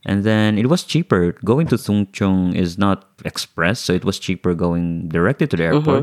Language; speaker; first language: English; non-native, local second language; Cebuano